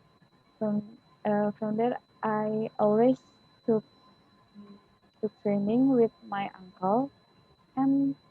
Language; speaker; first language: English; non-native, learner; Indonesian